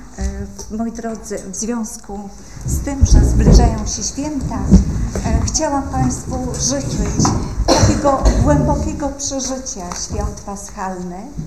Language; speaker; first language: Polish; native; Polish